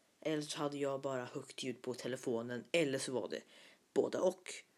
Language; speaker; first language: Swedish; native; Swedish